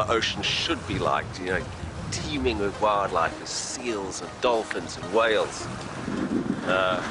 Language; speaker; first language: English; native; English